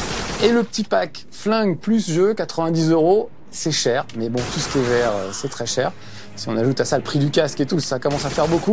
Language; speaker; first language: French; native; French